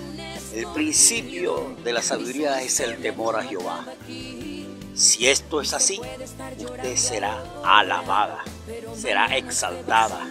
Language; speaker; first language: Spanish; native; Spanish